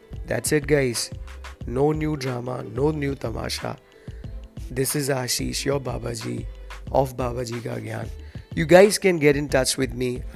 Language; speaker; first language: English; non-native, local second language; Hindi